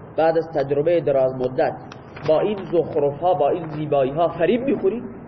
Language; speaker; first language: Persian; non-native, local second language; Baluchi